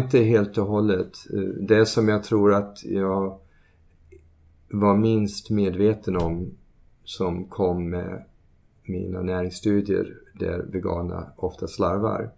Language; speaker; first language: Swedish; early bilingual, heritage; Swedish